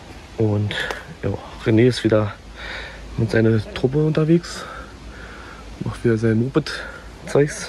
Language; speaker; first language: German; native; German